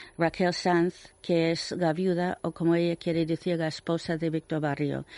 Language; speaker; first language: Spanish; non-native, fluent; English